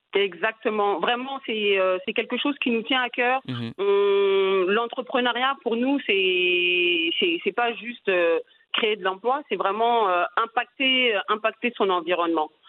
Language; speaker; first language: French; native; French